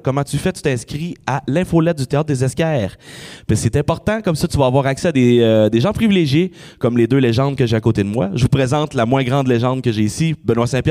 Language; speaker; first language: French; native; French